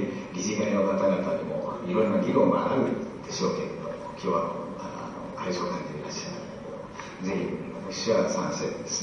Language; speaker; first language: Japanese; native; Japanese